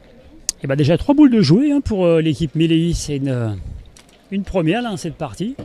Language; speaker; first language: French; native; French